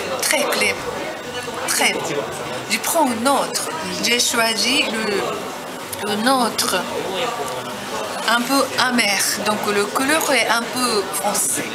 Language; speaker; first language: French; non-native, learner; Japanese